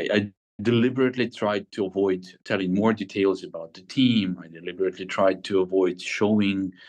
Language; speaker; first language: English; non-native, fluent; Ukrainian